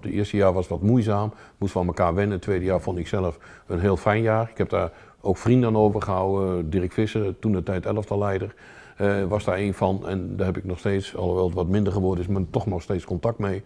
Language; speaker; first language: Dutch; native; Dutch